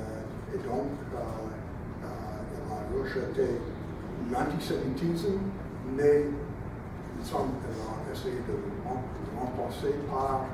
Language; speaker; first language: French; non-native, fluent; English